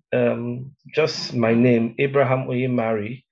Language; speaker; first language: English; native; English